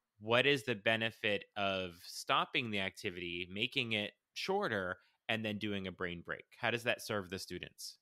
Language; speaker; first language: English; native; English